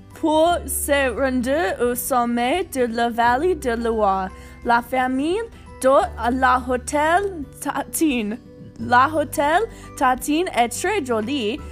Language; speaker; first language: French; non-native, learner; English